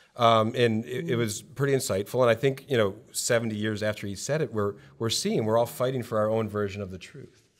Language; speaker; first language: English; native; English